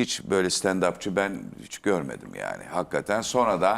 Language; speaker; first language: Turkish; native; Turkish